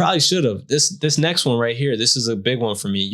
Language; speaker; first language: English; native; English